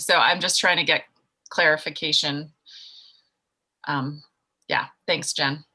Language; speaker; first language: English; native; English